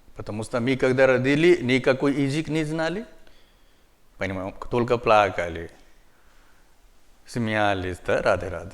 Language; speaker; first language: Russian; non-native, learner; Hindi